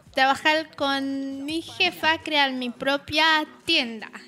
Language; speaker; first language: Spanish; non-native, learner; Haitian Creole